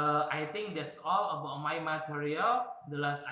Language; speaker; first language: English; non-native, learner; Indonesian